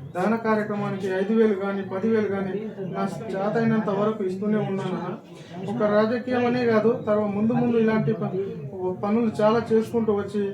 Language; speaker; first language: Telugu; native; Telugu